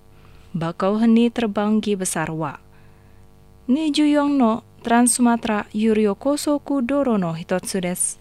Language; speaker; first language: Japanese; non-native, fluent; Indonesian